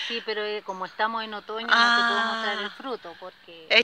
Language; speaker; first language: Spanish; native; Spanish